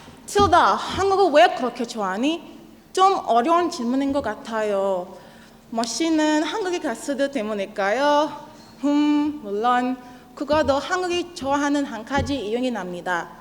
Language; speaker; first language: Korean; non-native, learner; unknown